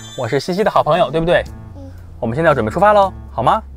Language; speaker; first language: Chinese; native; Chinese